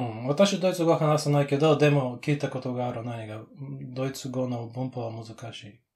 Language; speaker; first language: Japanese; non-native, learner; Bulgarian